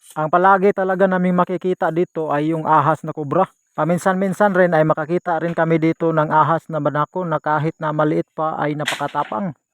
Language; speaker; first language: Filipino; non-native, local second language; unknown